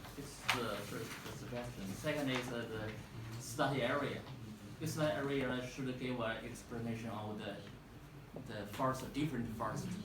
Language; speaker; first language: English; non-native, fluent; Chinese